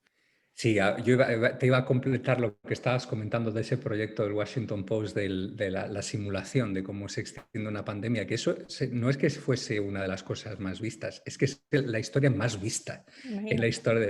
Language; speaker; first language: Spanish; native; Spanish